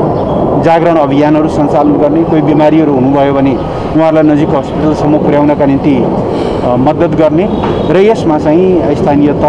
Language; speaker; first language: Nepali; native; Nepali